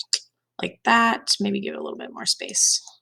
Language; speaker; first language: English; native; English